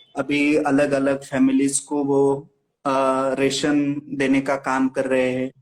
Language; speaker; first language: Hindi; non-native, local second language; Marathi